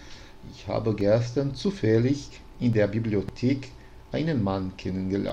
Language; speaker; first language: German; non-native, fluent; Portuguese